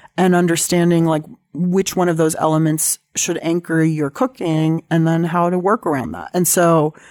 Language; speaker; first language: English; native; English